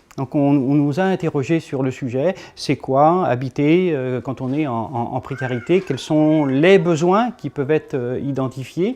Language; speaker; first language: French; native; French